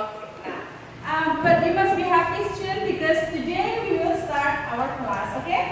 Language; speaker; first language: English; non-native, fluent; Indonesian